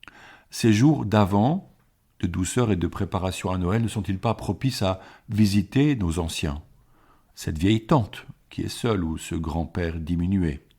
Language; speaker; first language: French; native; French